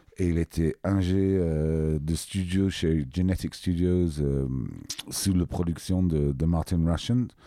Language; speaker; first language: French; non-native, fluent; English